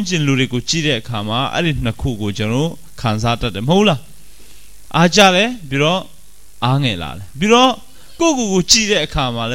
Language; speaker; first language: Burmese; non-native, local second language; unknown